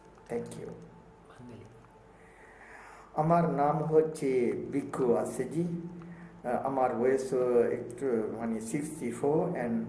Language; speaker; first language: Bangla; non-native, learner; Sinhala